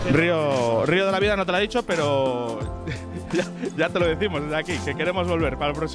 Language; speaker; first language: Spanish; native; Spanish